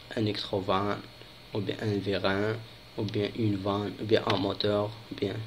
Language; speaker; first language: French; non-native, local second language; Arabic